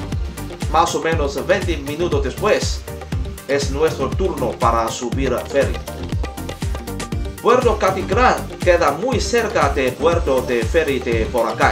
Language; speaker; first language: Spanish; non-native, learner; Chinese